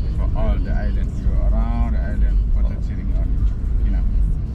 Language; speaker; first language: English; non-native, local second language; Malay